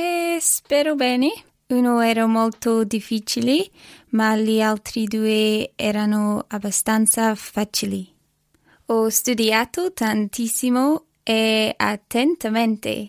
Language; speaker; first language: Italian; non-native, learner; English